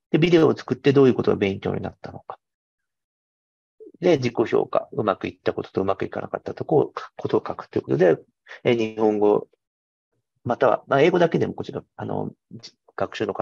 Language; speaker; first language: Japanese; native; Japanese